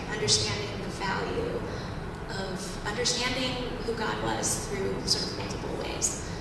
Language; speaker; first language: English; native; English